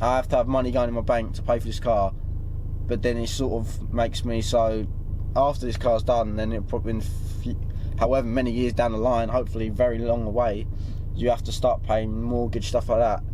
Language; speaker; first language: English; native; English